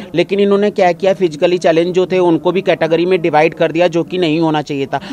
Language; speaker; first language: Hindi; native; Hindi